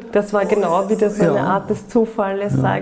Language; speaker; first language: German; native; German